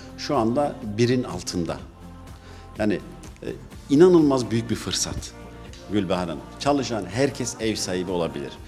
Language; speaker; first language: Turkish; early bilingual, heritage; Turkish